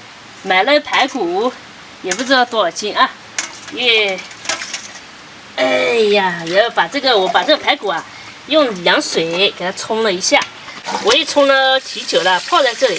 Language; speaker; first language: Chinese; native; Chinese